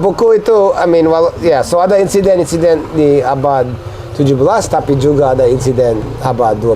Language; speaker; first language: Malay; non-native, fluent; English